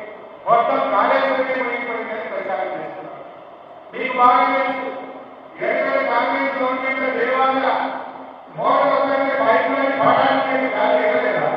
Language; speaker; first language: Telugu; native; Telugu